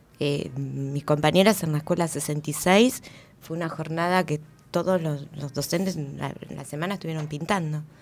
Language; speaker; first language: Spanish; native; Spanish